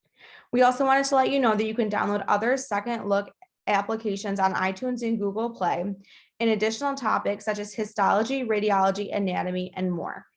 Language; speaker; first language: English; native; English